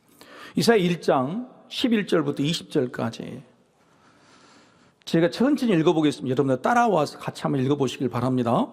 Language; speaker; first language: Korean; native; Korean